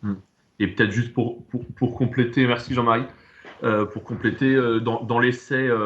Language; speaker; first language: French; native; French